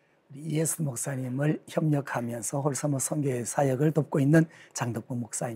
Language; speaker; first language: Korean; native; Korean